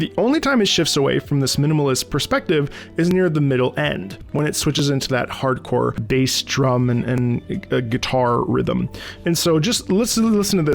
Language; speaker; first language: English; native; English